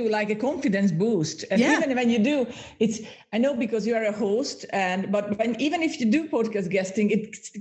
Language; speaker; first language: English; non-native, fluent; Hungarian